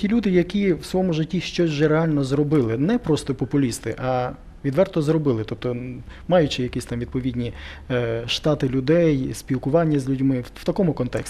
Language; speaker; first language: Ukrainian; native; Ukrainian